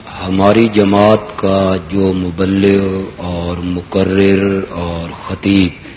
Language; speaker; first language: Urdu; non-native, local second language; Punjabi